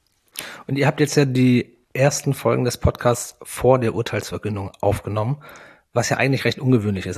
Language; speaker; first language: German; native; German